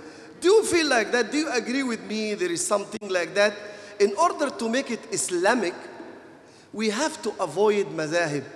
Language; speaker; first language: English; non-native, fluent; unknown